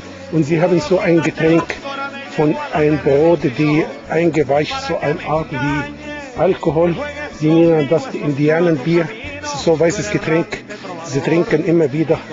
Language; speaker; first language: German; non-native, fluent; Arabic